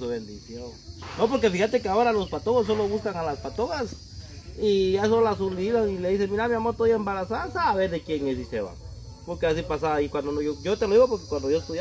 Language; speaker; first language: Spanish; native; Spanish